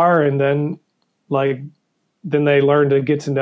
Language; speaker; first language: English; native; English